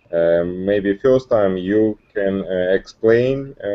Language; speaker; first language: English; non-native, learner; Russian